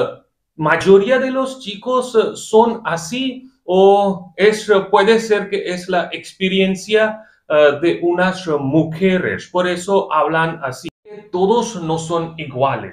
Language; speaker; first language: Spanish; non-native, fluent; Hindi